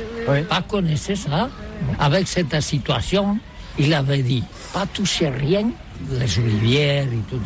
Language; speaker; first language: French; non-native, learner; Catalan